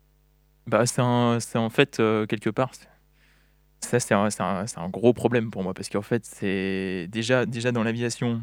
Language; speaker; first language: French; native; French